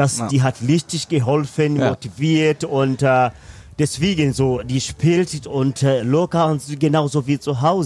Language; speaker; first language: German; non-native, learner; Swahili